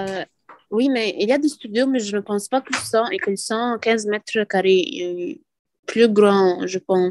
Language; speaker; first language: French; non-native, learner; Arabic